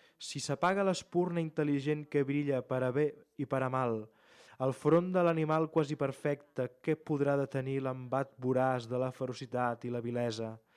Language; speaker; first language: Catalan; native; Catalan